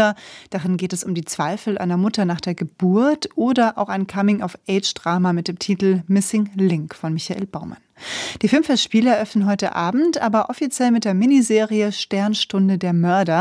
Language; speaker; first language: German; native; German